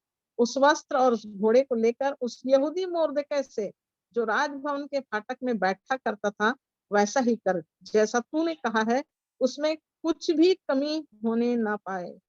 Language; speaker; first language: Hindi; native; Hindi